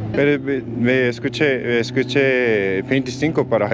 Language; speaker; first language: Spanish; non-native, learner; Korean